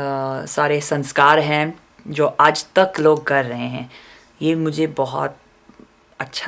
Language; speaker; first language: Hindi; non-native, fluent; English